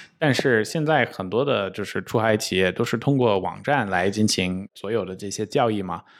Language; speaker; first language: Chinese; non-native, fluent; English